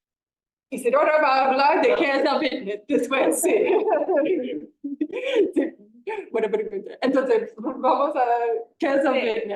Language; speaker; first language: Spanish; non-native, fluent; English